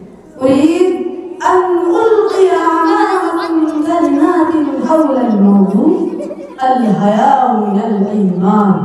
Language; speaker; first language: Arabic; non-native, learner; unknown